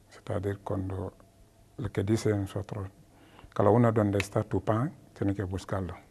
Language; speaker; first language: Spanish; non-native, learner; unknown